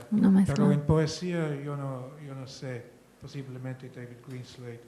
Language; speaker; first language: Spanish; non-native, fluent; English